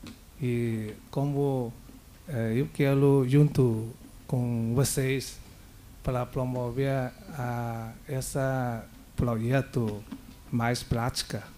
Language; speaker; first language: Portuguese; non-native, learner; Chinese